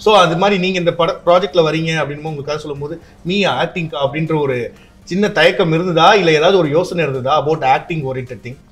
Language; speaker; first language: Tamil; native; Tamil